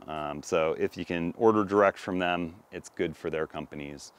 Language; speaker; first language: English; native; English